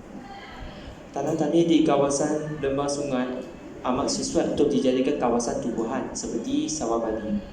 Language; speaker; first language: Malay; non-native, local second language; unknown